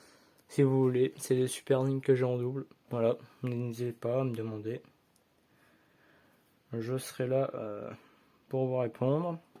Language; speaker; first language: French; native; French